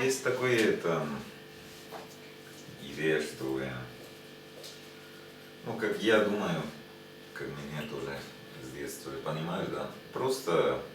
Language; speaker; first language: Russian; non-native, learner; Spanish